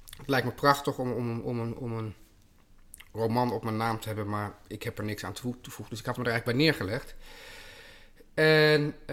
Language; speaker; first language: Dutch; native; Dutch